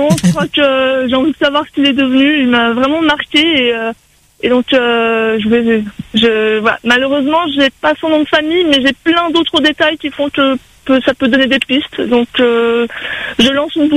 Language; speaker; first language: French; native; French